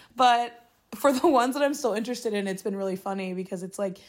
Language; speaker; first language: English; native; English